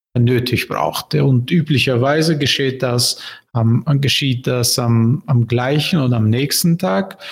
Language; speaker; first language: German; non-native, fluent; Bulgarian